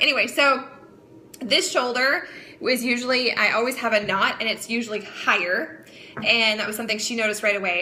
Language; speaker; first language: English; native; English